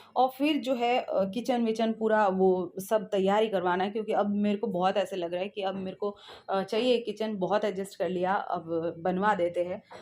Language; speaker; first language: Hindi; native; Hindi